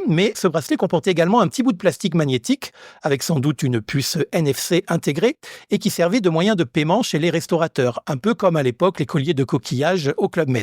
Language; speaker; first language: French; native; French